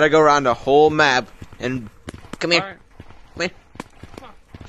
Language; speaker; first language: English; native; English